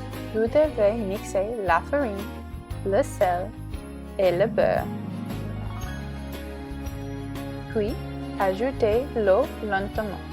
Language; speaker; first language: French; non-native, learner; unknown